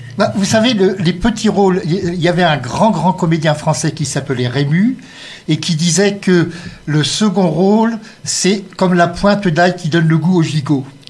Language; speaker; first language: French; native; French